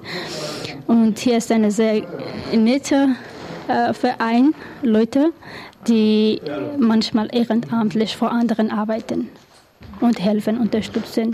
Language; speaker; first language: German; non-native, learner; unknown